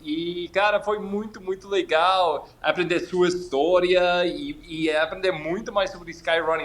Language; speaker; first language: Portuguese; non-native, fluent; English